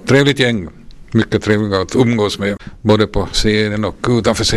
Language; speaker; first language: Swedish; native; Swedish